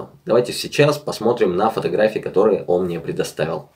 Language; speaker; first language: Russian; native; Russian